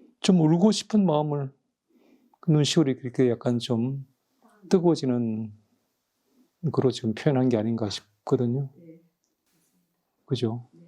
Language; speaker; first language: Korean; native; Korean